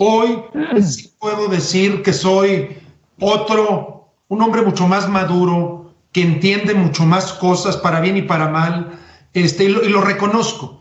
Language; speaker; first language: Spanish; native; Spanish